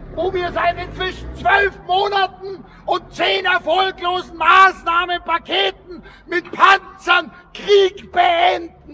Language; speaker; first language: German; native; German